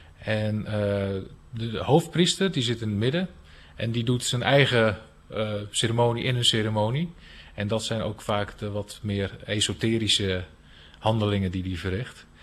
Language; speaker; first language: Dutch; native; Dutch